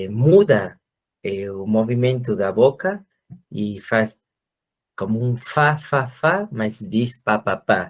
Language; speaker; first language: Portuguese; non-native, fluent; Spanish